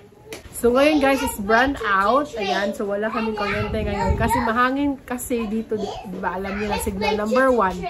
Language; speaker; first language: Filipino; non-native, local second language; Hiligaynon